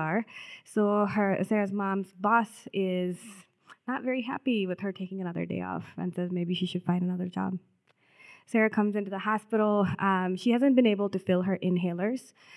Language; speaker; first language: English; non-native, local second language; Telugu